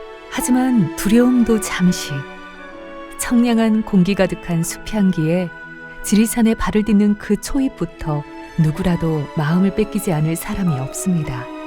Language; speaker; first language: Korean; native; Korean